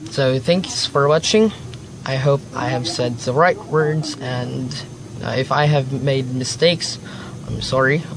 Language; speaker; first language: English; non-native, local second language; Filipino